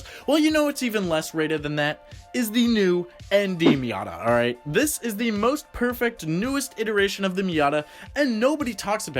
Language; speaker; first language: English; native; English